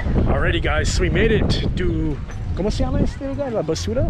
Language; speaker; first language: Spanish; non-native, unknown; English